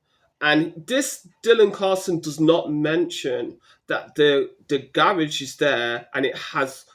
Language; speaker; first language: English; native; English